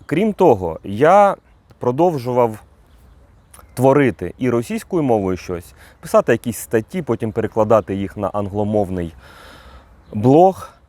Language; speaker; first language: Ukrainian; native; Ukrainian